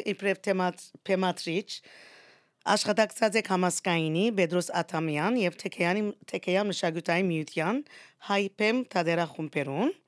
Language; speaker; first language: Armenian; early bilingual, heritage; Armenian